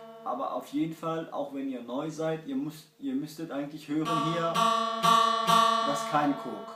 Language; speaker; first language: German; non-native, fluent; Kurdish